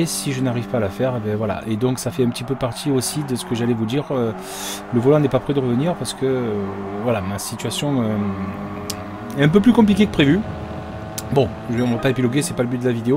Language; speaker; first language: French; native; French